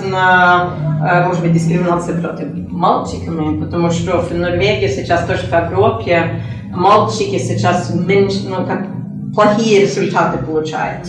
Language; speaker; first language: Russian; non-native, learner; Norwegian